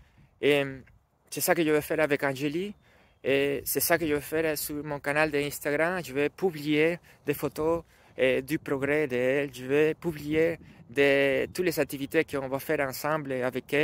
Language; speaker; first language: French; non-native, learner; Spanish